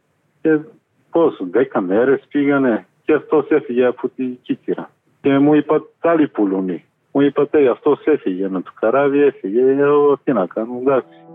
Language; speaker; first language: Greek; non-native, learner; Bulgarian